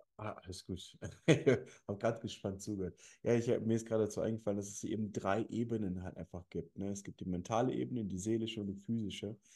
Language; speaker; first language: German; early bilingual, other home language; Russian